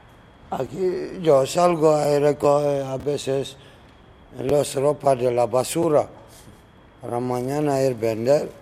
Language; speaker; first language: Spanish; non-native, learner; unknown